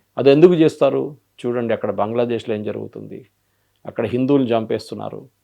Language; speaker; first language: Telugu; non-native, local second language; Malayalam